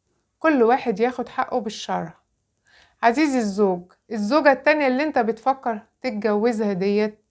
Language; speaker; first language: Arabic; native; Arabic